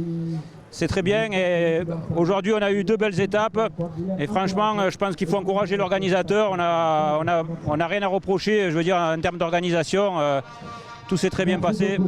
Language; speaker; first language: French; native; French